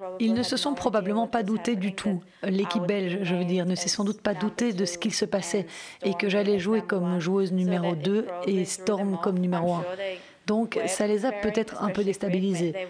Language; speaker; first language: French; native; French